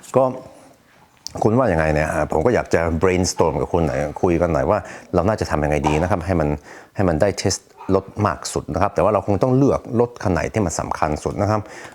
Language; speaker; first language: Thai; non-native, fluent; Swedish